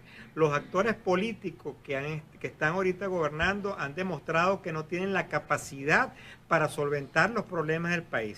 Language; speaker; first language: Spanish; native; Spanish